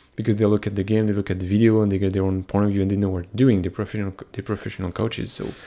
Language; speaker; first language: English; non-native, fluent; French